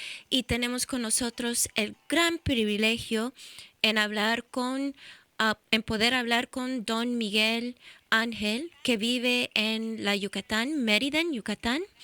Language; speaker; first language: Spanish; early bilingual, heritage; English